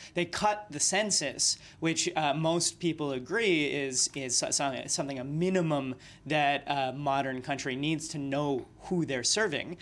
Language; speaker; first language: English; native; English